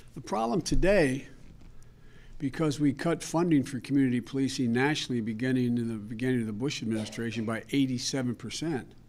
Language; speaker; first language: English; native; English